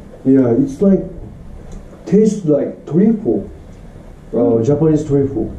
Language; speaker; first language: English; non-native, learner; Japanese